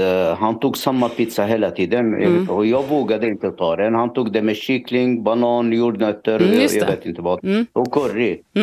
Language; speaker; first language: Swedish; non-native, fluent; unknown